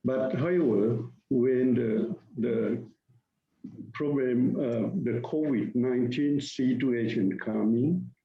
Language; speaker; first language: English; non-native, learner; Thai